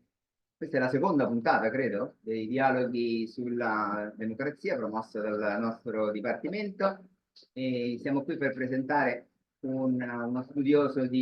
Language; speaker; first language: Italian; native; Italian